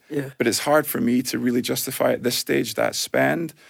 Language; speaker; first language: English; native; English